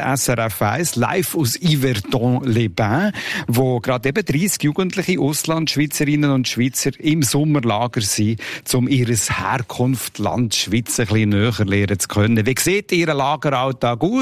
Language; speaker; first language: German; native; German